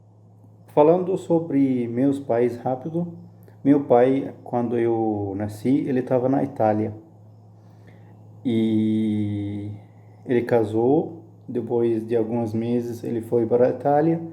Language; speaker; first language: Portuguese; non-native, fluent; Arabic